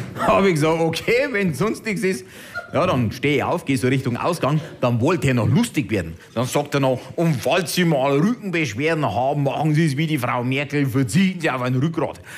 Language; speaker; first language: German; early bilingual, other home language; Turkish